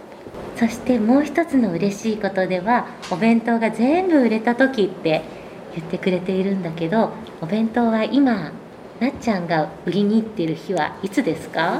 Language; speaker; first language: Japanese; native; Japanese